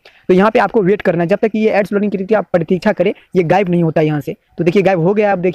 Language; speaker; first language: Hindi; native; Hindi